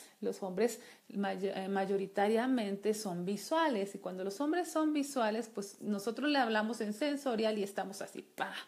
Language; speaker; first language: Spanish; native; Spanish